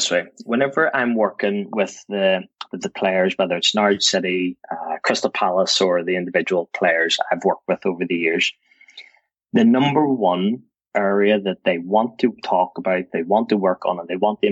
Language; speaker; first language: English; native; English